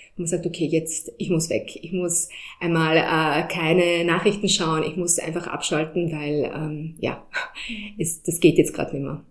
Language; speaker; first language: German; early bilingual, heritage; German